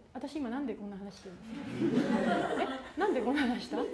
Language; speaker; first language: Japanese; native; Japanese